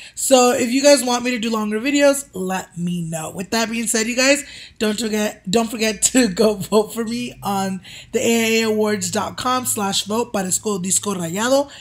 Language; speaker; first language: English; early bilingual, other home language; Spanish